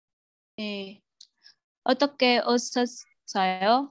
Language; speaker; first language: Korean; non-native, learner; Vietnamese